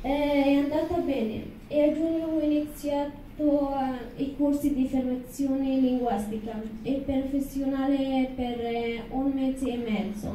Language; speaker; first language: Italian; non-native, learner; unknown